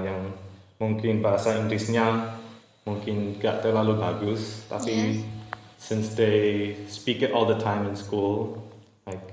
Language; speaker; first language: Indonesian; early bilingual, heritage; English